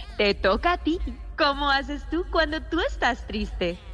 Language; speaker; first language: Spanish; early bilingual, heritage; Spanish